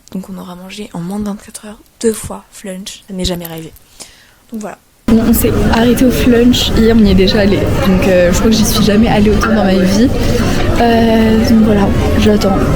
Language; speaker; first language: French; native; French